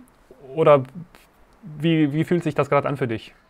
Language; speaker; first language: German; native; German